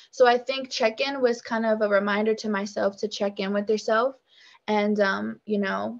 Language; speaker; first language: English; native; English